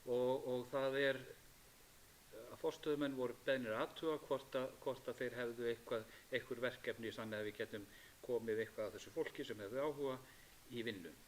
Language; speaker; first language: Icelandic; native; Icelandic